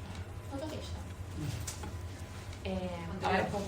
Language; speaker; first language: Spanish; native; Spanish